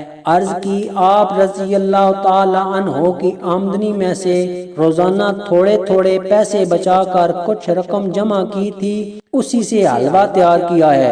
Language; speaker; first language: Urdu; native; Urdu